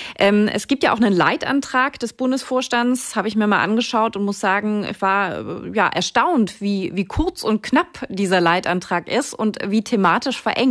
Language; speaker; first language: German; native; German